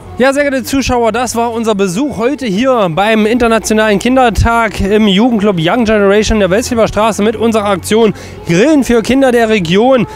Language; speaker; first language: German; native; German